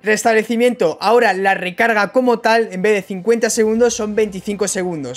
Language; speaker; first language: Spanish; native; Spanish